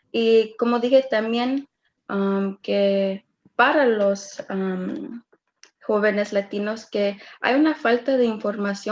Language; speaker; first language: Spanish; early bilingual, other home language; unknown